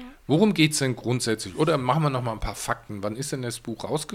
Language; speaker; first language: German; native; German